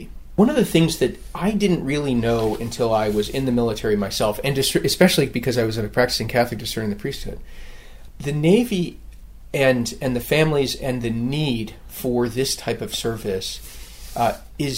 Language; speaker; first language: English; native; English